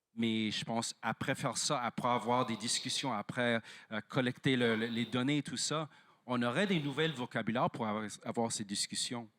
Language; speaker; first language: French; non-native, fluent; English